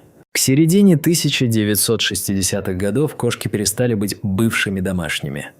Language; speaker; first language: Russian; native; Russian